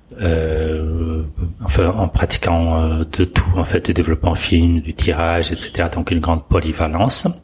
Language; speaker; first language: French; non-native, fluent; Portuguese